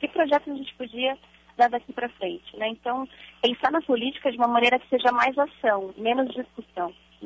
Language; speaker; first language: Portuguese; native; Portuguese